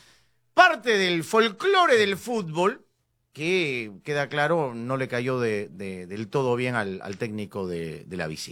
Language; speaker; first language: Spanish; native; Spanish